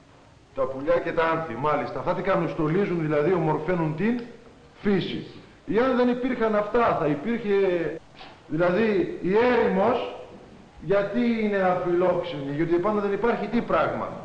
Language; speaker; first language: Greek; native; Greek